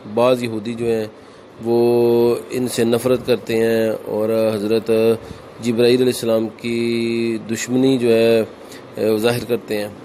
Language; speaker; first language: Urdu; non-native, local second language; Punjabi